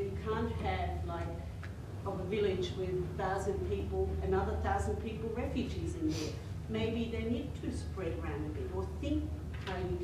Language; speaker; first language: English; non-native, fluent; German